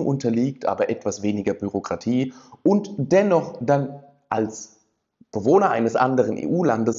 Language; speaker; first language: German; native; German